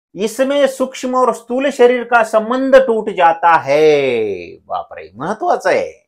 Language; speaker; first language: Hindi; non-native, local second language; Marathi